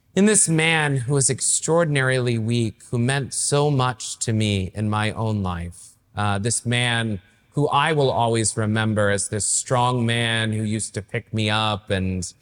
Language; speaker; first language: English; native; English